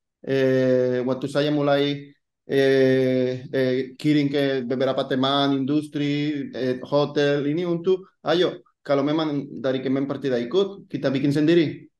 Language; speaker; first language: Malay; non-native, fluent; Spanish